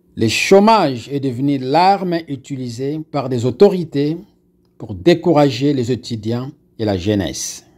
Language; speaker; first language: French; non-native, local second language; Lingala